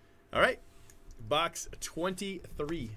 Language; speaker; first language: English; native; English